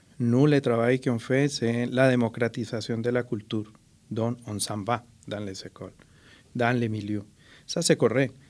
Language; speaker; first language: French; non-native, fluent; Spanish